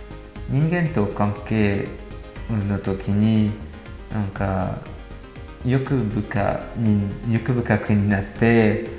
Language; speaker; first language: Japanese; non-native, learner; French